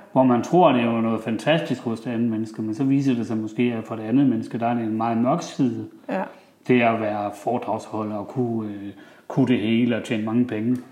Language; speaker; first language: Danish; early bilingual, other home language; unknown